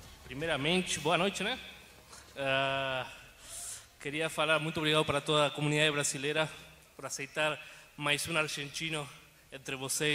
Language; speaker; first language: Portuguese; non-native, fluent; Spanish